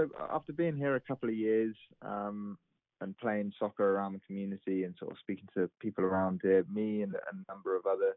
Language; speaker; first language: English; native; English